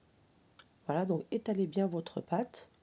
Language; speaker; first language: French; native; French